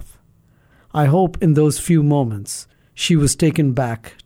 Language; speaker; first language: English; non-native, local second language; Malayalam